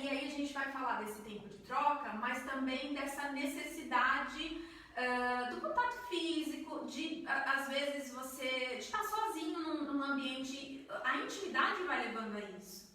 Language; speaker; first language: Portuguese; native; Portuguese